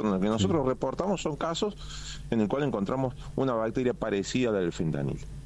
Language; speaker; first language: Spanish; native; Spanish